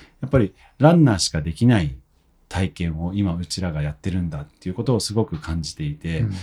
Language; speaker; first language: Japanese; native; Japanese